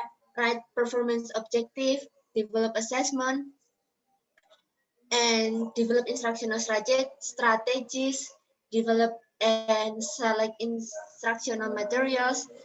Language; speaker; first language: English; non-native, learner; Indonesian